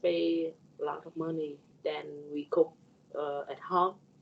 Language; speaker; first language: English; non-native, learner; Vietnamese